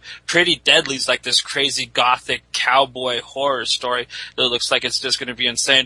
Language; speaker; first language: English; native; English